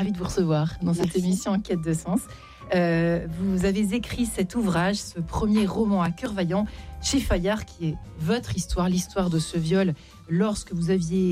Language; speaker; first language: French; native; French